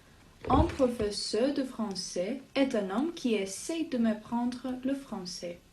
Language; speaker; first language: French; non-native, learner; Lithuanian